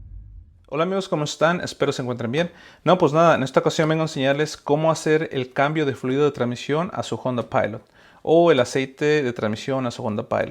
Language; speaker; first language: Spanish; native; Spanish